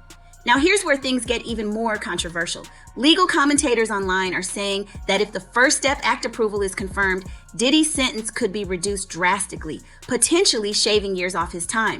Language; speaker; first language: English; native; English